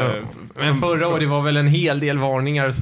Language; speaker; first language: Swedish; native; Swedish